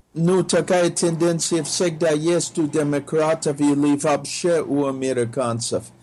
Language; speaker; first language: Russian; non-native, fluent; English